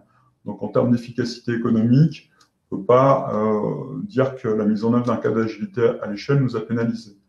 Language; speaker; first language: French; native; French